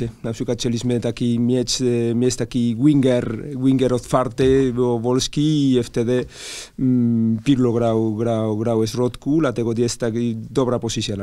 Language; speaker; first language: Polish; non-native, learner; Spanish